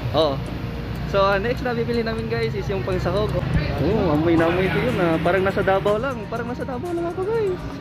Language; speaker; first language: Filipino; non-native, local second language; Cebuano